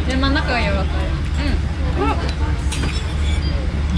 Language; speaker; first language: Japanese; non-native, fluent; Russian